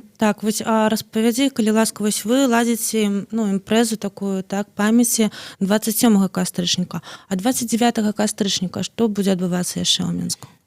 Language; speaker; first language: Belarusian; native; Belarusian